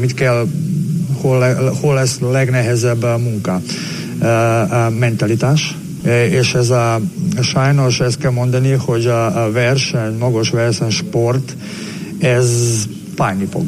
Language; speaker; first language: Hungarian; non-native, learner; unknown